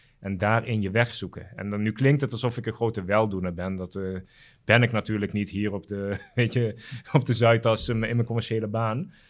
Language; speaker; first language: Dutch; non-native, local second language; Papiamento